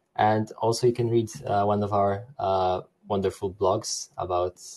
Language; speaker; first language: English; non-native, fluent; Polish